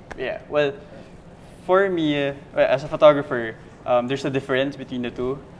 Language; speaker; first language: English; non-native, local second language; Filipino